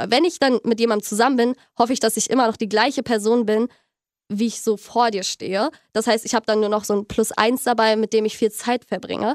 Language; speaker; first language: German; native; German